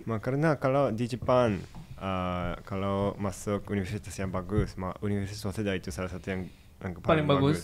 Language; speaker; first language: Indonesian; non-native, fluent; Japanese